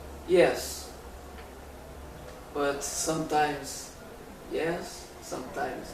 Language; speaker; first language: English; non-native, learner; Portuguese